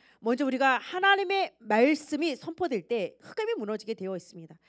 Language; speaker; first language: Korean; native; Korean